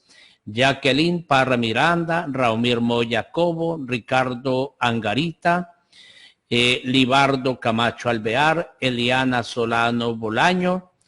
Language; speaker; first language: Spanish; native; Spanish